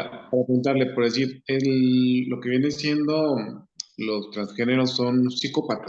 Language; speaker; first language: Spanish; native; Spanish